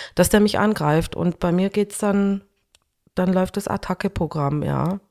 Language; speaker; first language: German; early bilingual, other home language; Hungarian